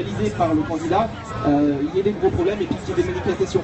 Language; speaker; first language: French; native; French